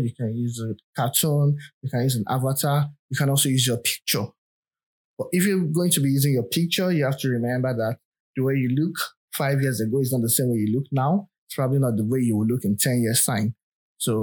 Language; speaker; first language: English; non-native, local second language; Yoruba